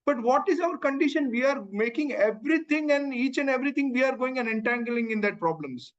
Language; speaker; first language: English; non-native, local second language; Malayalam